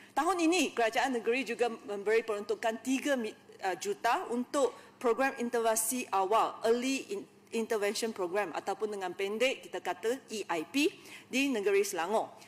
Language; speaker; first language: Malay; non-native, local second language; Chinese